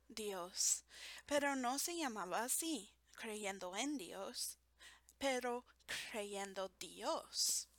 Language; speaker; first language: Spanish; non-native, fluent; English